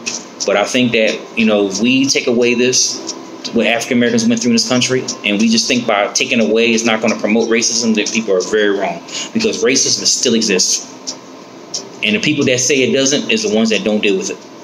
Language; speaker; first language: English; native; English